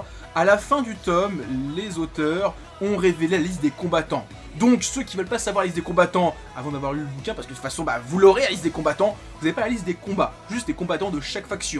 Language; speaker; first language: French; native; French